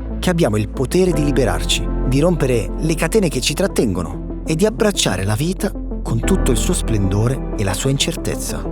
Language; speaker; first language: Italian; native; Italian